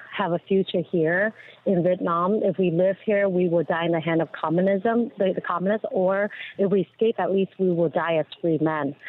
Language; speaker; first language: English; early bilingual, other home language; Vietnamese